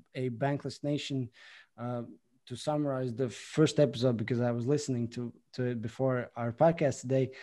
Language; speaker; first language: English; non-native, fluent; Latvian